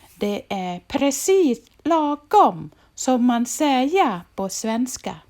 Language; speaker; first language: Swedish; non-native, fluent; Thai